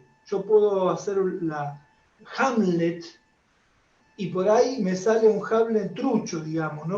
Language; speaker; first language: Spanish; native; Spanish